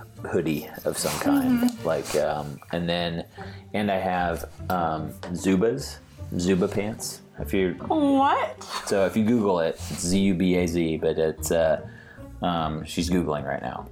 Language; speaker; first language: English; native; English